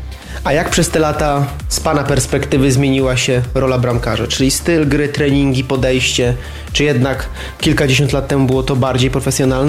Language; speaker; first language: Polish; native; Polish